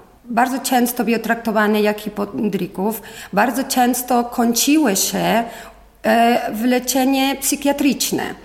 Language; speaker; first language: Polish; non-native, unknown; Spanish